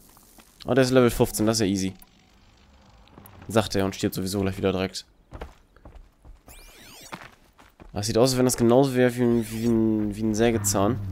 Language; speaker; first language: German; native; German